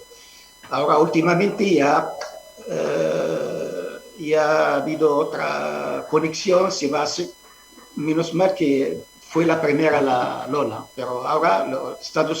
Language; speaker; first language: Spanish; non-native, fluent; Arabic